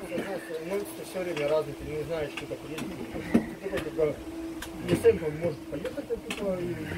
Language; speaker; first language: Russian; non-native, fluent; Lithuanian